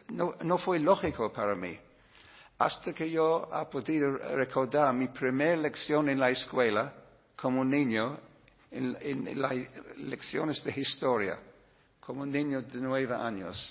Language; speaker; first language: Spanish; non-native, learner; English